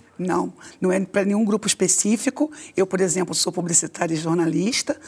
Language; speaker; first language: Portuguese; native; Portuguese